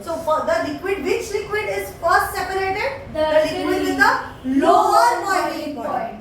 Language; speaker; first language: English; non-native, local second language; Hindi